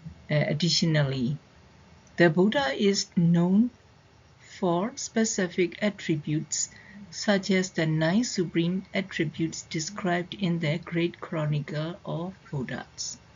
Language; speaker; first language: English; non-native, fluent; Burmese